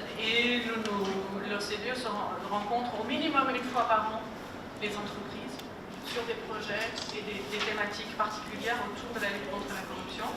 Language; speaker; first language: French; non-native, fluent; German